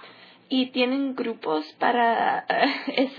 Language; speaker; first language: Spanish; early bilingual, heritage; English